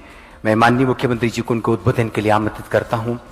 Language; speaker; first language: Hindi; native; Hindi